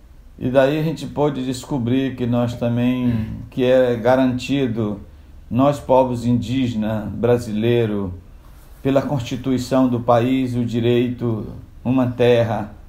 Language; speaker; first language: Portuguese; non-native, local second language; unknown